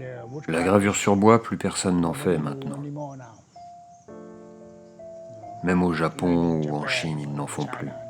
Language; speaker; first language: French; non-native, learner; Thai